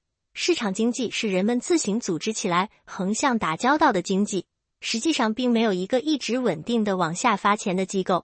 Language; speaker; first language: Chinese; native; Chinese